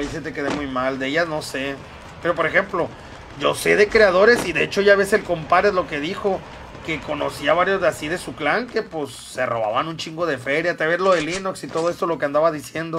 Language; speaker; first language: Spanish; native; Spanish